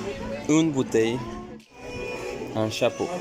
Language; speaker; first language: French; non-native, fluent; Spanish